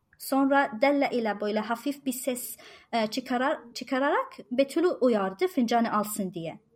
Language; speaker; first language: Turkish; non-native, fluent; Arabic